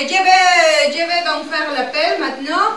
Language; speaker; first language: French; non-native, learner; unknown